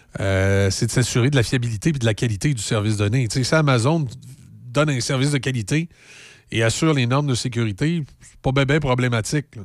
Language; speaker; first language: French; native; French